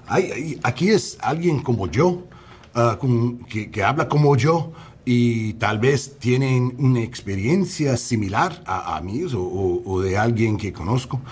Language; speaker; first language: Spanish; non-native, learner; English